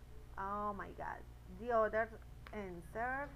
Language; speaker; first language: English; non-native, learner; Spanish